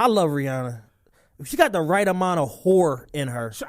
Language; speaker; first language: English; native; English